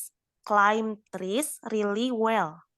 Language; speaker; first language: English; non-native, learner; Indonesian